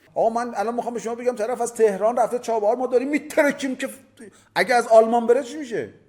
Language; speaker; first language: Persian; native; Persian